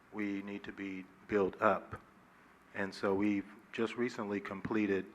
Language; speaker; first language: English; native; English